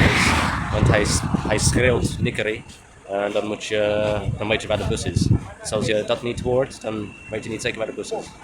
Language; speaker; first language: Dutch; non-native, learner; English